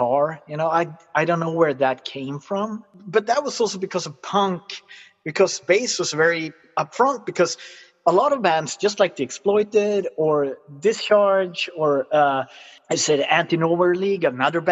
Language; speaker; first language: English; non-native, fluent; Swedish